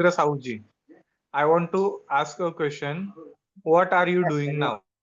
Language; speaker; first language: English; non-native, learner; Hindi